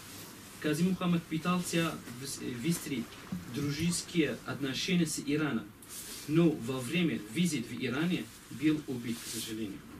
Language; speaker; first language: Russian; non-native, learner; Kurdish